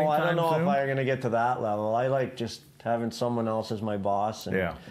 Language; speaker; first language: English; native; English